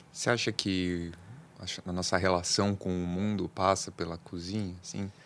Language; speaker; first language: Portuguese; native; Portuguese